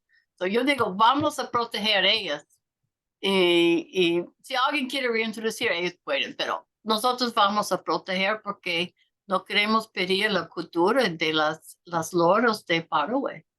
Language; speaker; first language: Spanish; non-native, learner; English